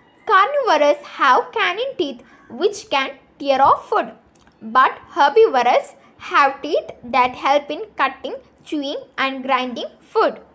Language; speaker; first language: English; non-native, local second language; Malayalam